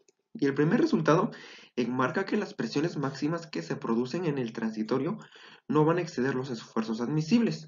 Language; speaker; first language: Spanish; native; Spanish